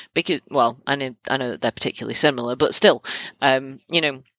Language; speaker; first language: English; native; English